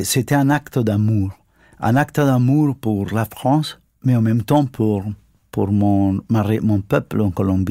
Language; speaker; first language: French; non-native, fluent; Spanish